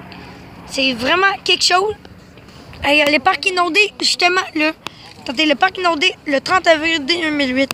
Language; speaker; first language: French; native; French